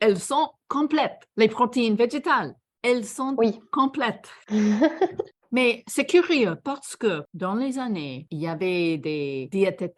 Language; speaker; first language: French; non-native, fluent; English